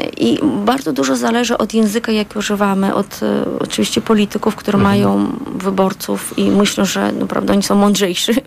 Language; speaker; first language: Polish; non-native, fluent; Azerbaijani